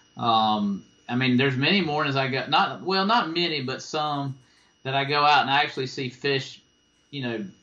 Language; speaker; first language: English; native; English